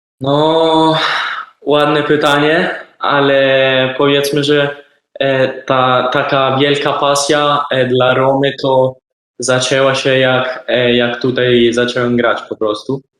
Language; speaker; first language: Polish; early bilingual, heritage; Polish